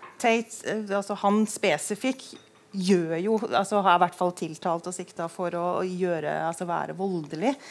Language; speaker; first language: Norwegian; native; Norwegian